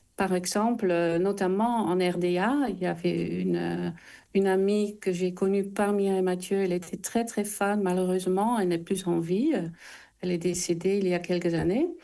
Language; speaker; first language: French; non-native, fluent; Dutch